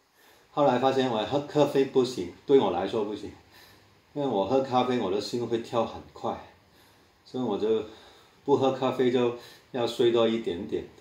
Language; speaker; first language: Chinese; non-native, local second language; Cantonese